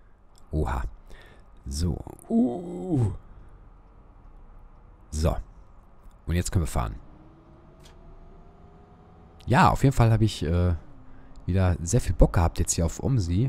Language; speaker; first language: German; native; German